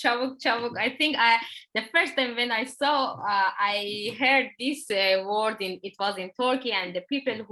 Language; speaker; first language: English; non-native, learner; Persian